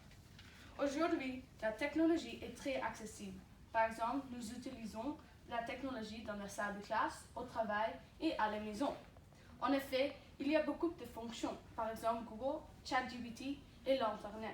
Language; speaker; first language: French; non-native, learner; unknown